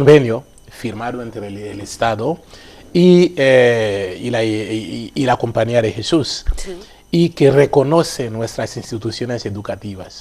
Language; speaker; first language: Spanish; non-native, fluent; Haitian Creole